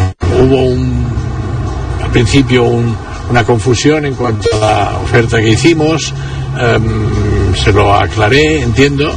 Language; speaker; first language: Spanish; non-native, local second language; Catalan